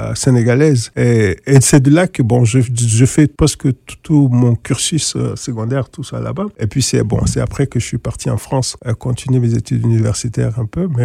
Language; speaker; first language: French; non-native, local second language; Wolof